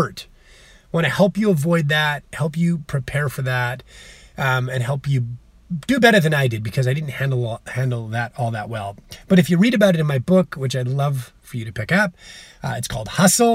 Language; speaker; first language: English; native; English